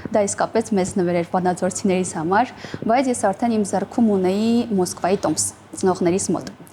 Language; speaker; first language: Armenian; native; Armenian